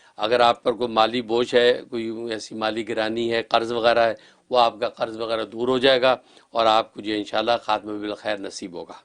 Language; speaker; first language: Urdu; native; Urdu